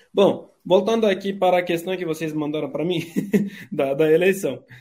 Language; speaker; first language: Portuguese; non-native, fluent; Turkish